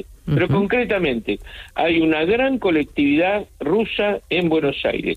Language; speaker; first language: Spanish; native; Spanish